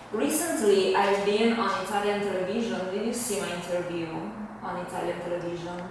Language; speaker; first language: English; non-native, fluent; Italian